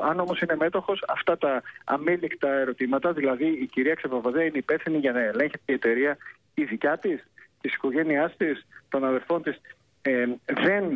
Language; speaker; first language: Greek; native; Greek